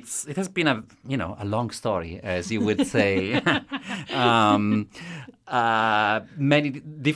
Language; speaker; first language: English; non-native, fluent; Italian